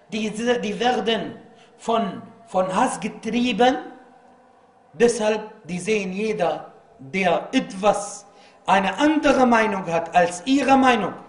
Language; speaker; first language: German; non-native, fluent; Arabic